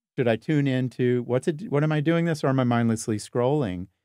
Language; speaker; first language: English; native; English